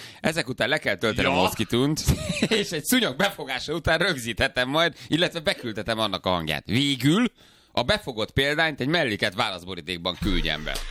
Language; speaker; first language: Hungarian; native; Hungarian